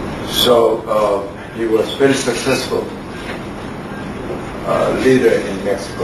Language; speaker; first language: English; non-native, fluent; Korean